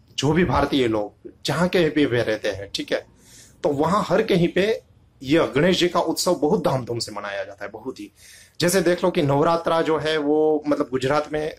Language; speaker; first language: Hindi; non-native, local second language; Gujarati